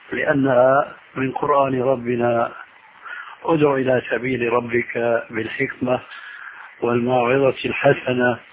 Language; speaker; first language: Arabic; early bilingual, other home language; Albanian